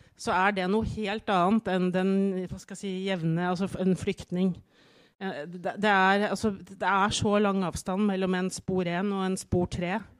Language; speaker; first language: Norwegian; native; Norwegian